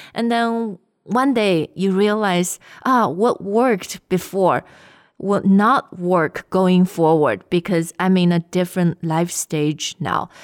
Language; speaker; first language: English; non-native, fluent; Chinese